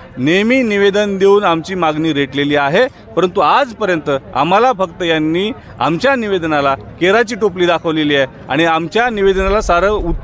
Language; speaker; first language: Marathi; non-native, local second language; Lambadi